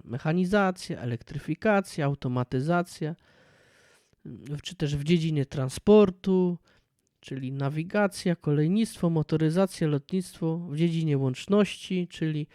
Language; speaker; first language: Polish; native; Polish